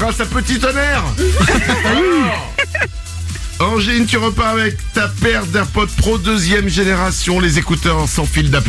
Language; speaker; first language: French; native; French